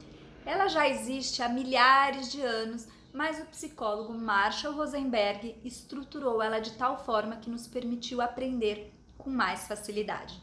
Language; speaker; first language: Portuguese; native; Portuguese